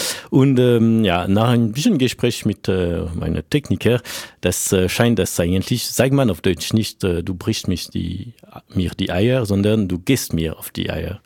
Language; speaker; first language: German; non-native, fluent; French